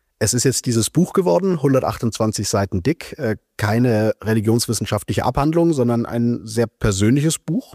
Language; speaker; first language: German; native; German